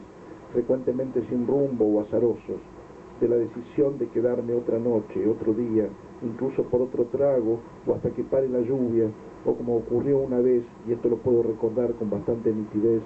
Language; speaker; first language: Spanish; native; Spanish